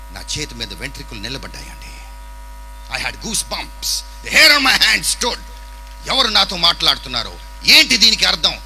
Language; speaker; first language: Telugu; non-native, local second language; English